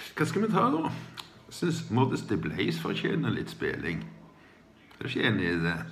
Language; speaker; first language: Norwegian; native; Norwegian